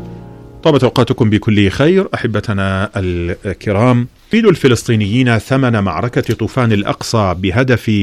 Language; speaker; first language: Arabic; native; Arabic